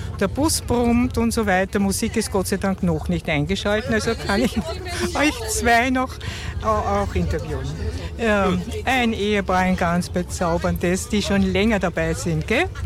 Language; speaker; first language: German; native; German